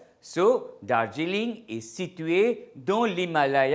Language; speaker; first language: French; non-native, fluent; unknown